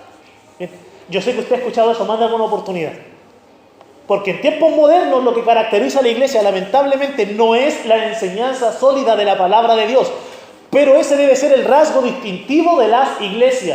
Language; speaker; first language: Spanish; native; Spanish